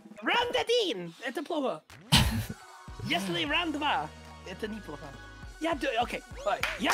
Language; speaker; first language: Russian; non-native, learner; English